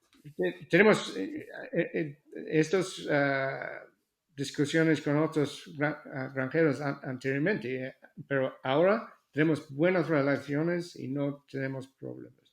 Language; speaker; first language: Spanish; non-native, fluent; English